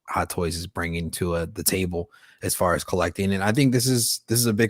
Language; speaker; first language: English; native; English